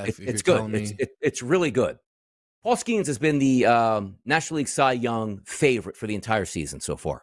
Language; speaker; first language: English; native; English